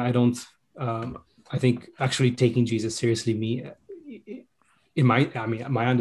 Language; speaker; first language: English; non-native, local second language; Sinhala